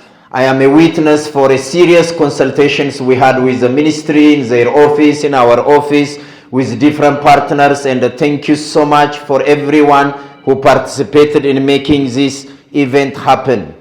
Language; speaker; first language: English; non-native, fluent; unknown